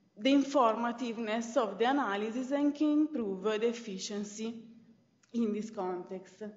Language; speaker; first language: English; non-native, fluent; Italian